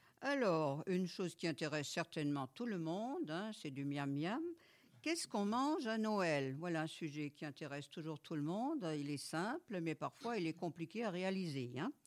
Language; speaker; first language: French; native; French